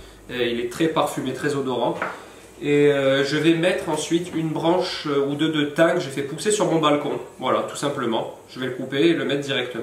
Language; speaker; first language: French; native; French